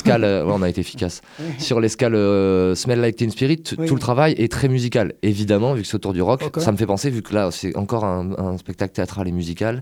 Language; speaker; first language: French; native; French